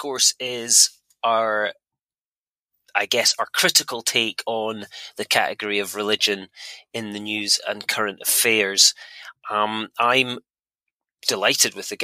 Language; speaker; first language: English; native; English